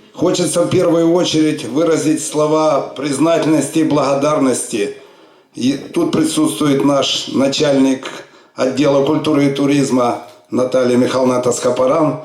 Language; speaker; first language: Russian; native; Russian